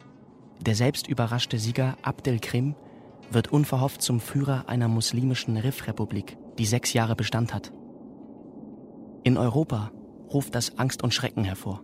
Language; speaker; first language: German; native; German